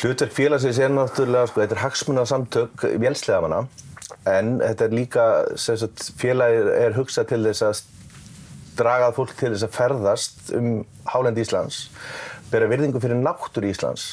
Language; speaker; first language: Icelandic; native; Icelandic